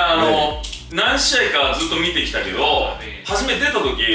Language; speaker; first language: Japanese; native; Japanese